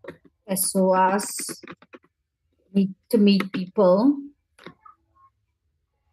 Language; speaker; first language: Portuguese; non-native, fluent; English